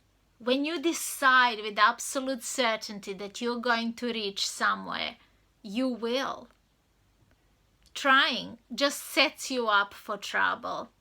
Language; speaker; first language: English; non-native, fluent; Serbian